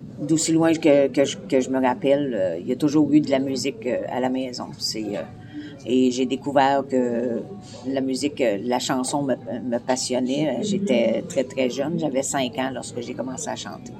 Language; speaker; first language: French; native; French